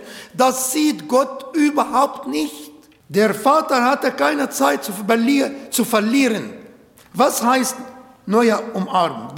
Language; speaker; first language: German; non-native, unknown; Arabic